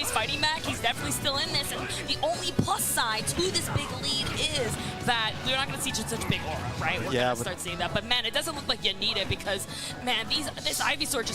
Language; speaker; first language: English; native; English